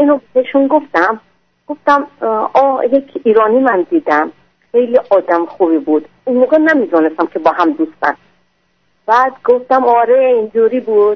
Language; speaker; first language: Persian; non-native, fluent; French